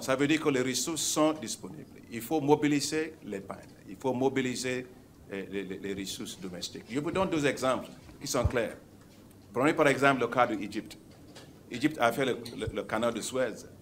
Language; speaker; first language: French; non-native, fluent; Yoruba